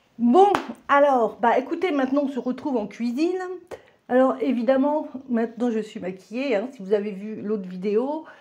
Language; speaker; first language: French; native; French